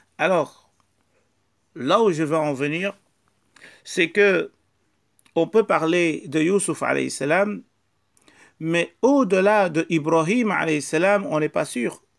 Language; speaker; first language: French; non-native, local second language; Wolof